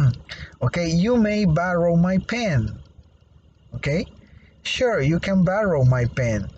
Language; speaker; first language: English; non-native, fluent; Spanish